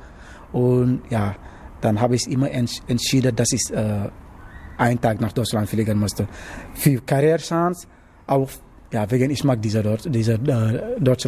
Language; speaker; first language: German; non-native, learner; Wolof